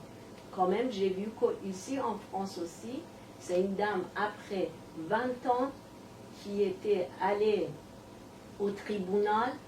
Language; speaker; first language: French; non-native, learner; Persian